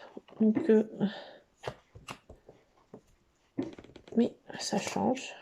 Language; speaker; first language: French; native; French